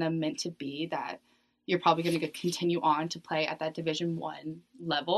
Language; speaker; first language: English; native; English